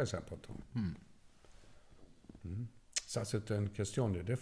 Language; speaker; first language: French; non-native, learner; Swedish